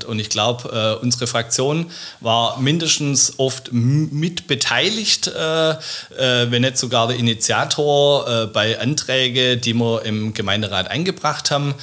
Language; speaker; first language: German; native; German